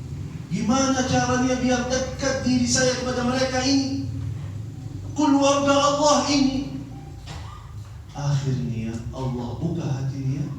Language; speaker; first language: Indonesian; non-native, fluent; Arabic